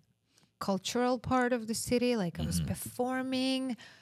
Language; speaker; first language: English; non-native, fluent; Russian